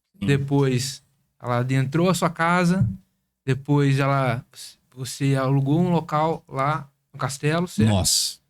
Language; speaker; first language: Portuguese; native; Portuguese